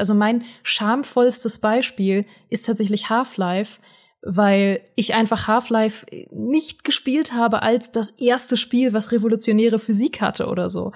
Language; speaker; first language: German; native; German